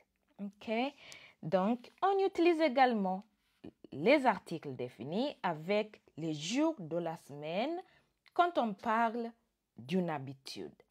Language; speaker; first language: French; non-native, fluent; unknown